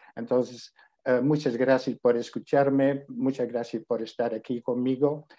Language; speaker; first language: Spanish; non-native, fluent; Dutch